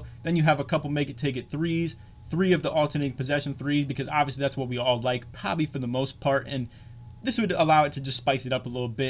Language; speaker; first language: English; native; English